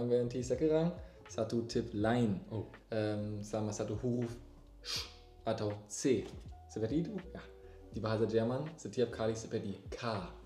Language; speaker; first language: Indonesian; non-native, learner; German